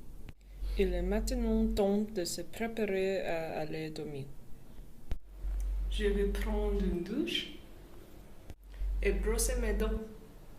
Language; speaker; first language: French; non-native, learner; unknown